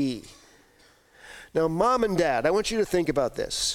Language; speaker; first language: English; native; English